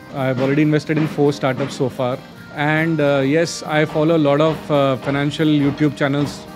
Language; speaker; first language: English; non-native, local second language; Hindi